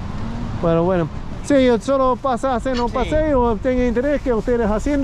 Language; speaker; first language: Spanish; non-native, learner; English